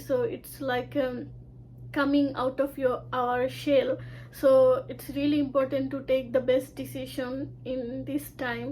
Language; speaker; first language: English; non-native, local second language; Bangla